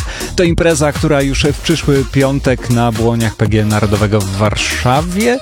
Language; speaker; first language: Polish; native; Polish